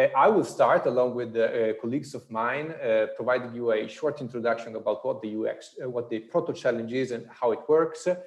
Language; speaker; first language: English; non-native, fluent; Italian